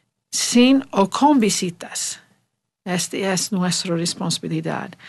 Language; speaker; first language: Spanish; non-native, learner; English